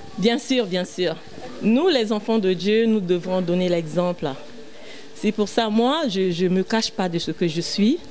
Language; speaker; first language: French; non-native, local second language; Lingala